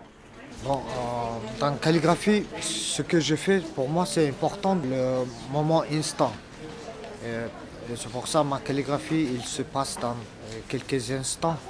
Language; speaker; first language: French; non-native, learner; Mongolian